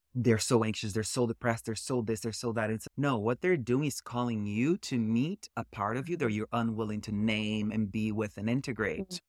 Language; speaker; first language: English; early bilingual, other home language; Portuguese